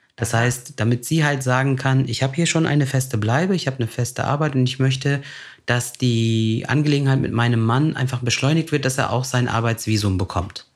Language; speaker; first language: German; early bilingual, other home language; Turkish